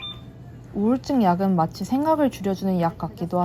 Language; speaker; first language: Korean; native; Korean